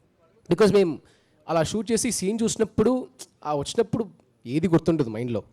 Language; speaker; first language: Telugu; early bilingual, heritage; Telugu